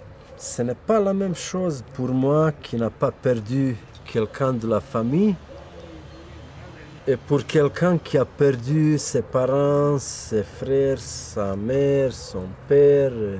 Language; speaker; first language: French; non-native, fluent; Bosnian